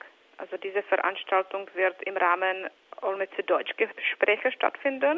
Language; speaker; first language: German; non-native, fluent; Czech